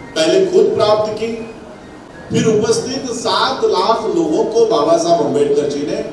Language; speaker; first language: Hindi; non-native, local second language; Marathi